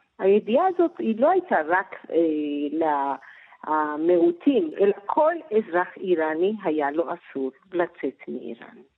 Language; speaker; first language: Hebrew; early bilingual, other home language; Persian